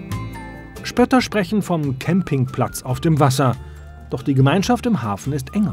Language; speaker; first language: German; native; German